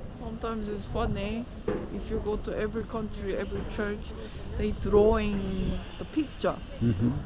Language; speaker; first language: English; non-native, learner; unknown